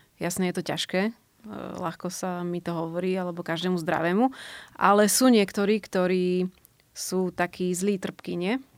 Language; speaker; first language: Slovak; native; Slovak